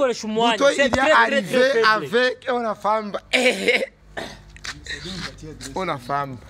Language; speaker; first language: French; non-native, local second language; Rundi